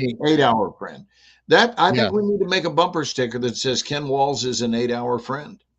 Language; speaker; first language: English; native; English